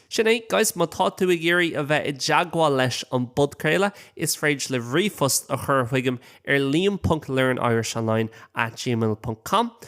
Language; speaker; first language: Irish; non-native, local second language; English